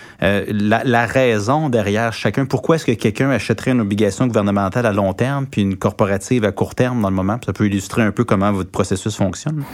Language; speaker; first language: French; native; French